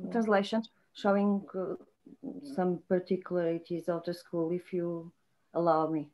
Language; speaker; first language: English; non-native, fluent; Portuguese